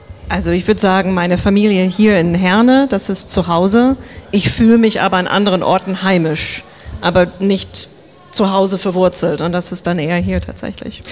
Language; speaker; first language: German; non-native, fluent; English